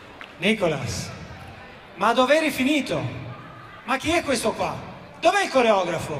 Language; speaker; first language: Italian; native; Italian